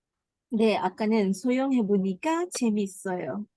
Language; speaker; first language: Korean; non-native, learner; Malay